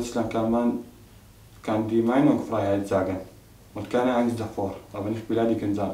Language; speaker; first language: German; non-native, learner; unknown